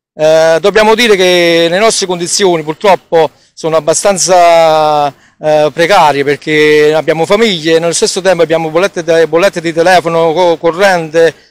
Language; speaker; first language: Italian; native; Italian